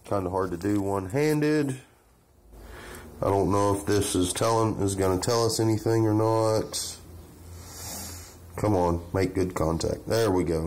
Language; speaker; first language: English; native; English